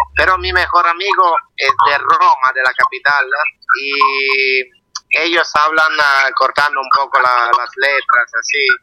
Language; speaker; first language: Spanish; non-native, fluent; Italian